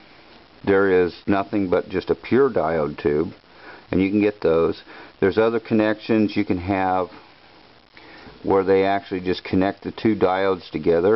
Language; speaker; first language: English; native; English